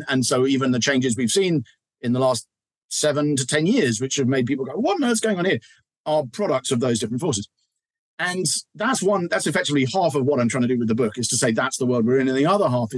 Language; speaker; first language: English; native; English